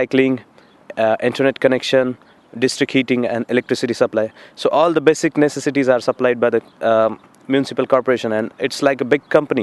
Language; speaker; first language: English; non-native, local second language; Marathi